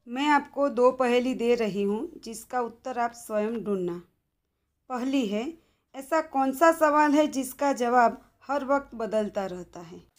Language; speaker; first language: Hindi; non-native, local second language; Gujarati